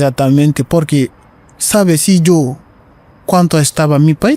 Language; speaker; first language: Spanish; non-native, learner; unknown